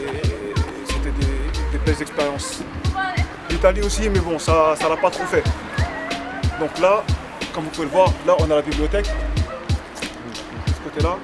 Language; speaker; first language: French; native; French